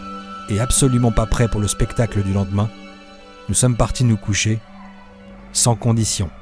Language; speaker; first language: French; native; French